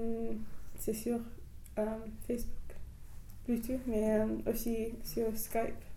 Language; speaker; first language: French; non-native, learner; English